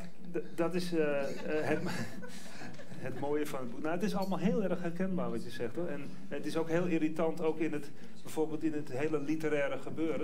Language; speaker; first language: Dutch; native; Dutch